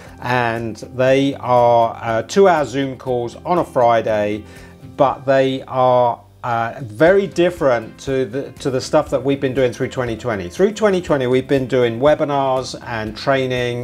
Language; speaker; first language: English; native; English